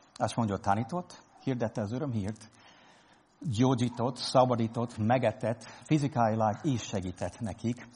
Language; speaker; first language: Hungarian; non-native, fluent; English